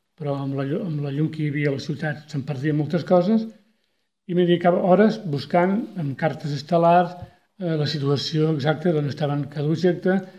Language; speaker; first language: Catalan; native; Catalan